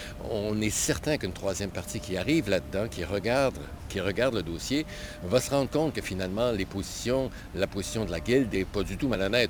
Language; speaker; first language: French; native; French